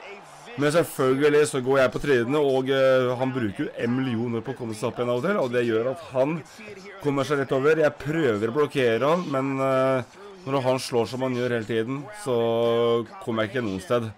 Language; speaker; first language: Norwegian; native; Norwegian